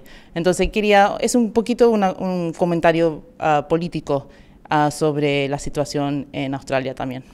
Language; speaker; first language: Spanish; early bilingual, heritage; Spanish